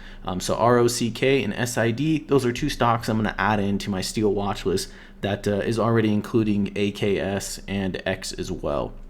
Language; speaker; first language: English; native; English